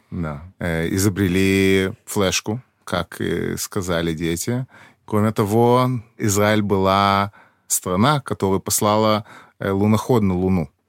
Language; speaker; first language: Russian; early bilingual, heritage; Russian